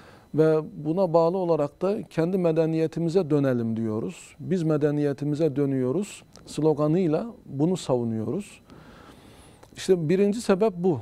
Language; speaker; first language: Turkish; native; Turkish